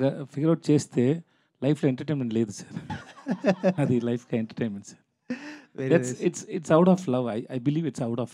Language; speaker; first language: Telugu; non-native, learner; Tamil